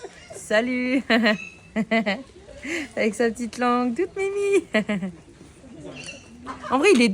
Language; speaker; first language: French; native; French